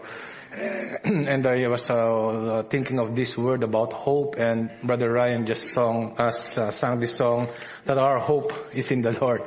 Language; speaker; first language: English; non-native, local second language; Filipino